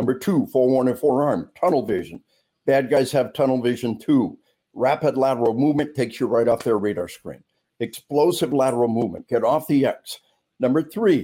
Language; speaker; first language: English; native; English